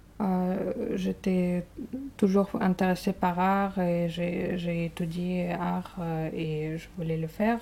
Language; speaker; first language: French; non-native, fluent; Russian